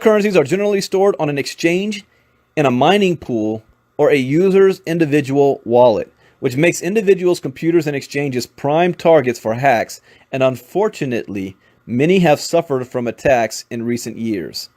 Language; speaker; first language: English; native; English